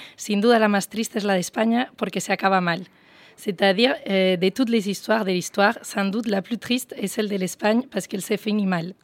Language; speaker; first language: French; non-native, fluent; Spanish